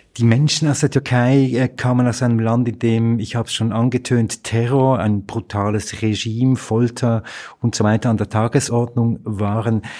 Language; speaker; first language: German; native; German